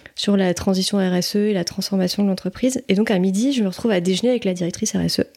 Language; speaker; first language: French; native; French